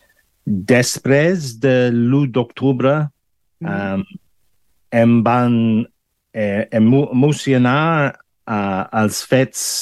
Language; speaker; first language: Catalan; non-native, learner; English